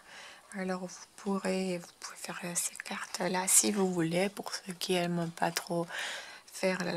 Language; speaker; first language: French; non-native, fluent; Spanish